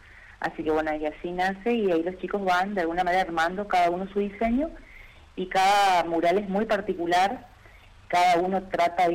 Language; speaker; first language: Spanish; native; Spanish